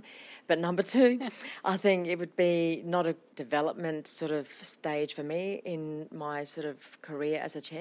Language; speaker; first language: English; non-native, fluent; Finnish